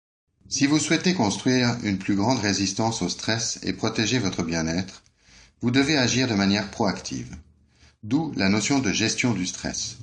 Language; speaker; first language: French; native; French